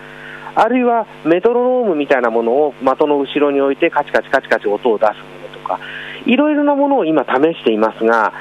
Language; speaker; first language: Japanese; native; Japanese